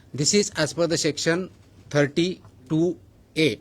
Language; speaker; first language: Hindi; non-native, local second language; Marathi